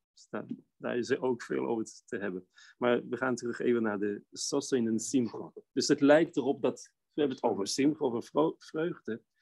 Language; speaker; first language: Dutch; non-native, fluent; Hebrew